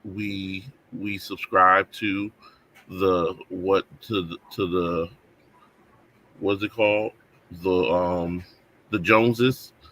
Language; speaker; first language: English; native; English